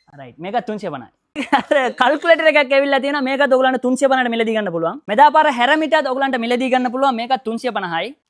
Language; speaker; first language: Sinhala; non-native, local second language; Tamil